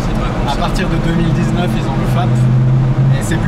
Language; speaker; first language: French; native; French